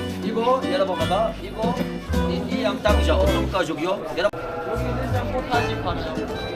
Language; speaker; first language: Korean; non-native, learner; Arabic